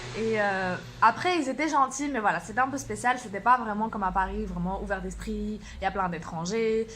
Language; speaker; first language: French; early bilingual, other home language; Arabic